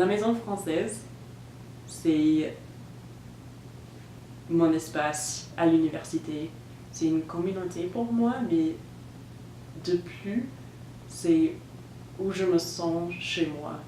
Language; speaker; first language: French; non-native, fluent; English